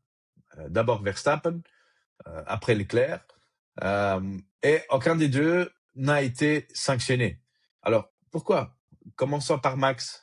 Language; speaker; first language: French; native; French